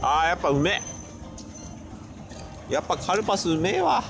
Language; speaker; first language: Japanese; native; Japanese